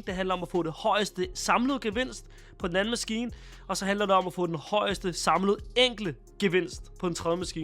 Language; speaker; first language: Danish; native; Danish